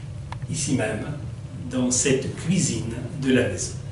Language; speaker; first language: French; native; French